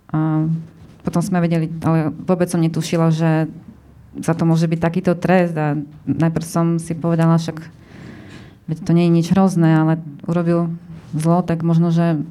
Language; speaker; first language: Slovak; native; Slovak